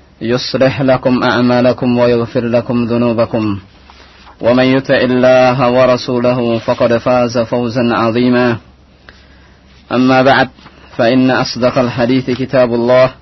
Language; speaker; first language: Arabic; non-native, fluent; Indonesian